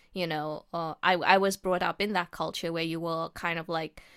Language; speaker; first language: English; native; English